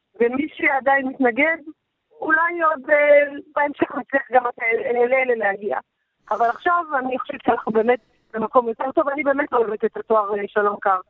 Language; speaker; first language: Hebrew; native; Hebrew